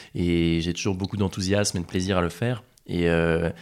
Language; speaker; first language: French; native; French